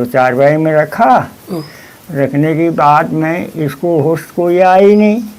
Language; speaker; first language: Hindi; non-native, local second language; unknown